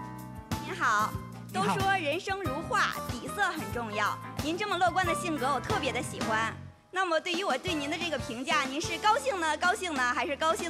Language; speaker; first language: Chinese; non-native, learner; Korean